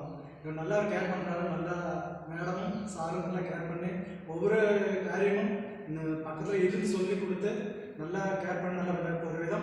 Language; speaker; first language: Tamil; non-native, local second language; Malayalam